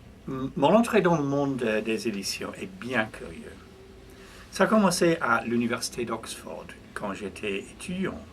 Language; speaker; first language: French; non-native, fluent; English